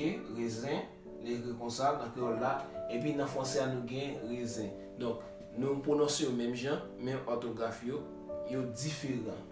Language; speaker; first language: French; non-native, learner; Haitian Creole